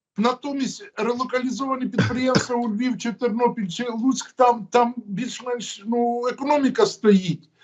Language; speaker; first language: Ukrainian; native; Ukrainian